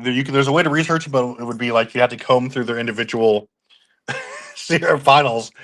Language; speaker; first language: English; native; English